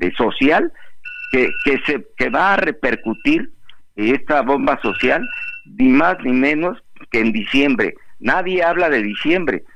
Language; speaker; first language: Spanish; native; Spanish